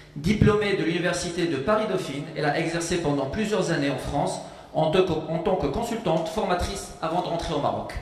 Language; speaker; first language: French; non-native, local second language; Arabic